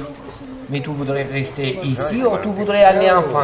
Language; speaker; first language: French; non-native, fluent; Italian